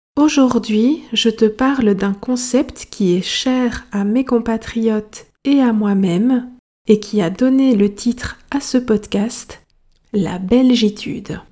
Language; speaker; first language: French; native; French